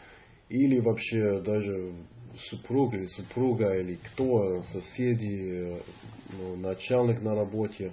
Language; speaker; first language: Russian; non-native, fluent; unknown